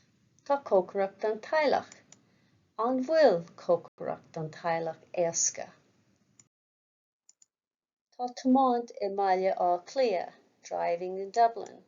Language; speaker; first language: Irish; non-native, local second language; English